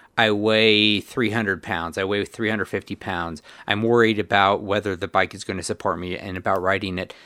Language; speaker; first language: English; native; English